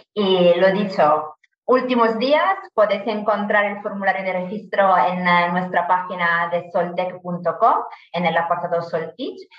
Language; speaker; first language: Spanish; non-native, fluent; Italian